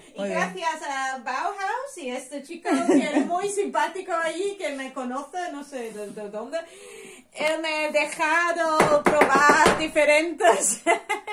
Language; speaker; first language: Spanish; non-native, learner; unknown